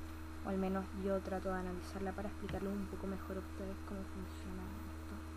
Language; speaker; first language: Spanish; native; Spanish